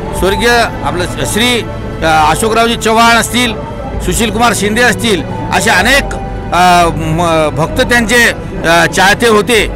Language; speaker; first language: Marathi; non-native, local second language; Lambadi